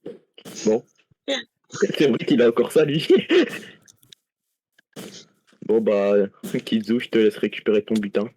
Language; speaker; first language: French; native; French